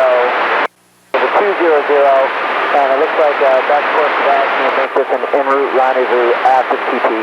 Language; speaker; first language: English; native; English